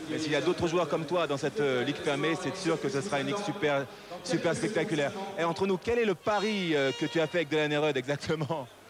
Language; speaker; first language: French; native; French